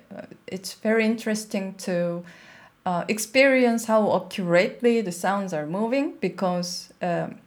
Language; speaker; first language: English; non-native, fluent; Korean